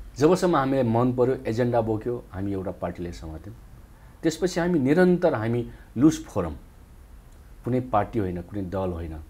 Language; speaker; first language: Nepali; non-native, local second language; Dangaura Tharu